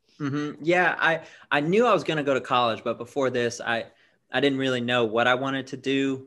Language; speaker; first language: English; native; English